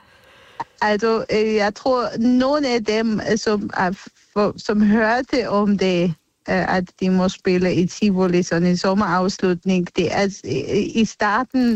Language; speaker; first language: Danish; non-native, fluent; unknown